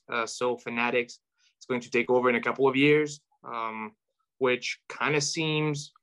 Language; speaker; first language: English; non-native, fluent; French